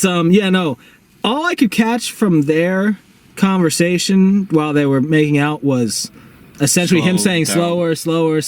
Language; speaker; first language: English; native; English